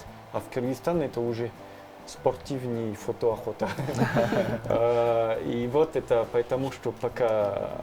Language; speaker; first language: Russian; non-native, learner; French